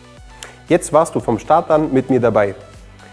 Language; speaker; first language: German; native; German